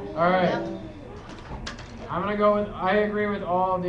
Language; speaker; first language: English; native; English